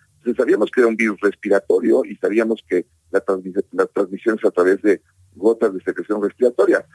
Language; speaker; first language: Spanish; native; Spanish